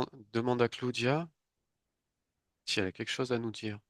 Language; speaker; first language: French; native; French